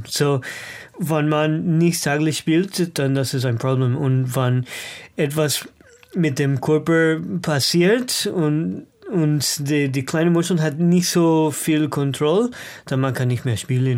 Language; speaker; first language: German; non-native, learner; English